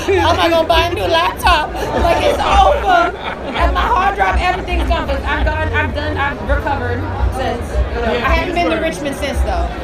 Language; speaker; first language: English; native; English